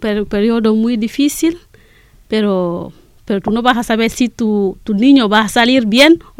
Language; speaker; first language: Spanish; non-native, learner; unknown